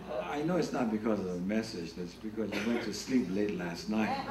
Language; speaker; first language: English; native; English